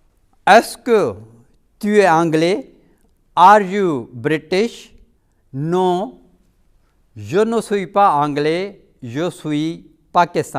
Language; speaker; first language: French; non-native, fluent; Urdu